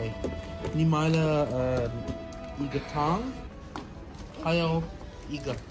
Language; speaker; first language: Chinese; non-native, learner; English